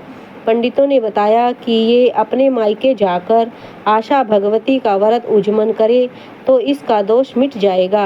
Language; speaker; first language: Hindi; native; Hindi